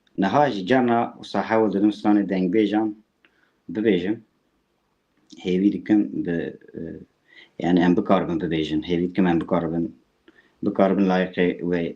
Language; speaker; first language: Kurdish; native; Kurdish